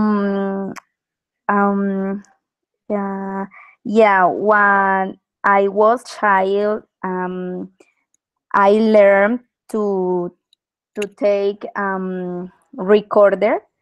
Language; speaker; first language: English; non-native, learner; Spanish